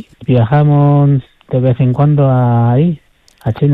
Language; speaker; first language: Spanish; non-native, fluent; Chinese